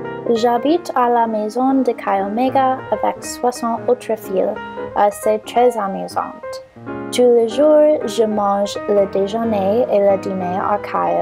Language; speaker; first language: French; non-native, learner; English